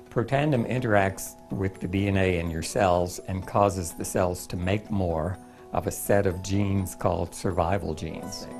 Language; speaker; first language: English; native; English